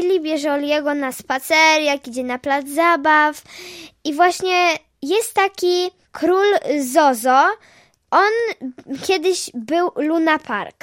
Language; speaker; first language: Polish; native; Polish